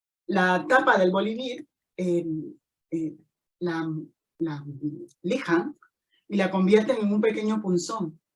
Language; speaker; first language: Spanish; native; Spanish